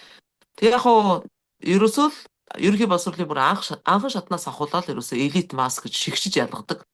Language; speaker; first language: Mongolian; native; Mongolian